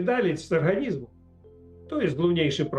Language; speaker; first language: Polish; non-native, learner; Russian